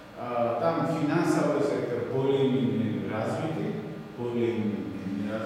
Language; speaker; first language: Russian; non-native, fluent; Georgian